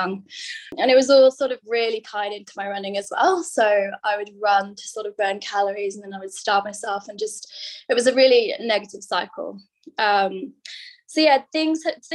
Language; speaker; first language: English; native; English